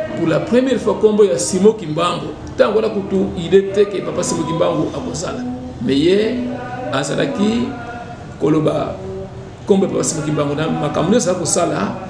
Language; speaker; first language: Lingala; non-native, local second language; Kongo